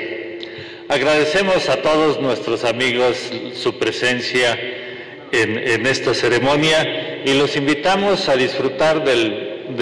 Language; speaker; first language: Spanish; native; Spanish